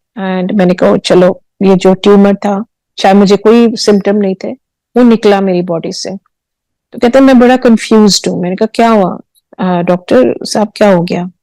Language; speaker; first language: Hindi; early bilingual, heritage; Hindi